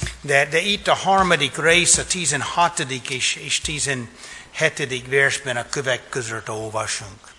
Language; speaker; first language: Hungarian; non-native, fluent; English